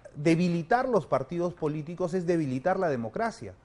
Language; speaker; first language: Spanish; native; Spanish